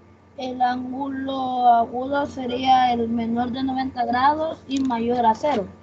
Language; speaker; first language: Spanish; native; Spanish